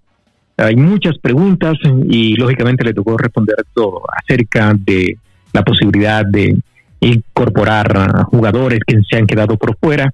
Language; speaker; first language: Spanish; native; Spanish